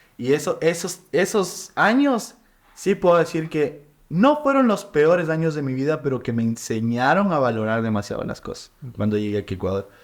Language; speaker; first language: Spanish; native; Spanish